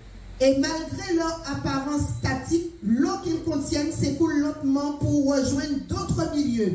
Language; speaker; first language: French; native; French